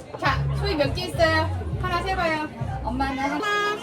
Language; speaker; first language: Korean; native; Korean